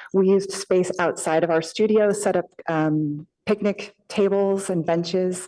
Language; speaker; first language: English; native; English